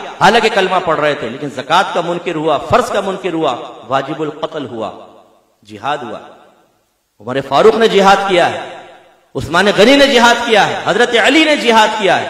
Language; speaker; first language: Urdu; native; Urdu